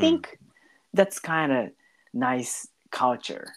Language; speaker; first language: English; non-native, learner; Japanese